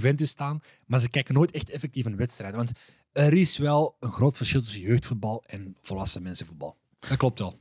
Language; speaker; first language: Dutch; early bilingual, other home language; Arabic